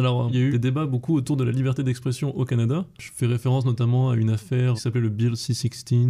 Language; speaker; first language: French; native; French